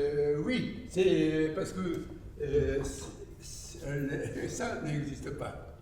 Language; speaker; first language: French; non-native, learner; Japanese